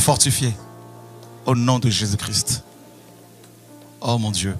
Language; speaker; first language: French; non-native, local second language; Lingala